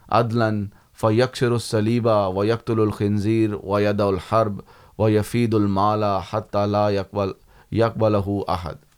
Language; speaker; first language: Urdu; native; Urdu